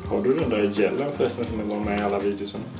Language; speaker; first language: Swedish; native; Swedish